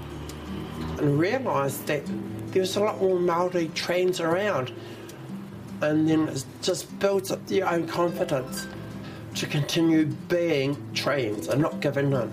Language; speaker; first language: English; native; English